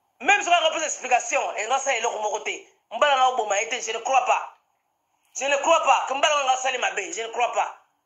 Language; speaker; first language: Lingala; non-native, local second language; Kongo